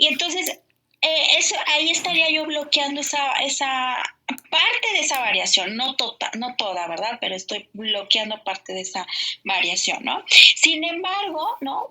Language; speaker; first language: Spanish; native; Spanish